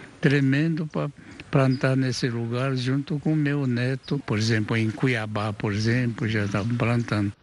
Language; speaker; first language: Portuguese; early bilingual, other home language; Japanese